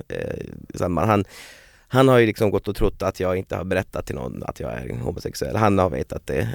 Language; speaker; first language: Swedish; native; Swedish